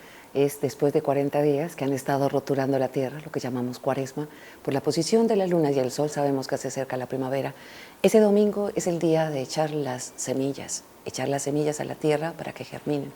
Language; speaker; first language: Spanish; native; Spanish